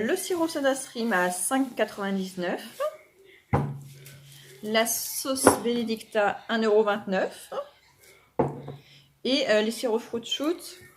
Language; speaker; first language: French; native; French